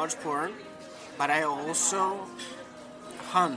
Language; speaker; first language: English; non-native, learner; Serbian